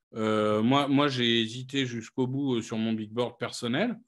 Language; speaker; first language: French; native; French